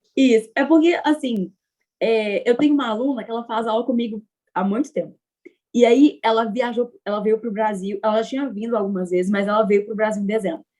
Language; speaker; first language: Portuguese; native; Portuguese